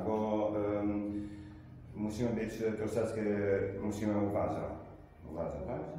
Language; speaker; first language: Polish; non-native, learner; Italian